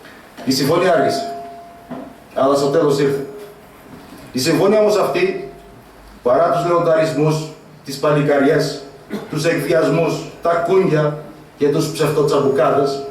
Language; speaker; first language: Greek; native; Greek